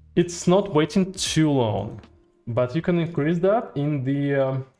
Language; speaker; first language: English; non-native, fluent; Russian